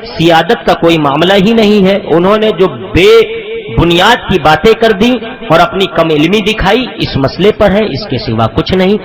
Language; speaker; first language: Urdu; native; Urdu